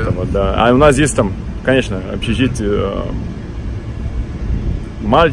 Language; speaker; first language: Russian; non-native, fluent; Portuguese